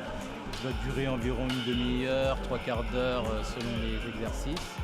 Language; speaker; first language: French; native; French